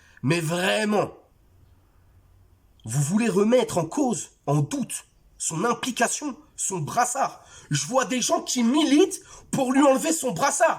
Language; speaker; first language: French; native; French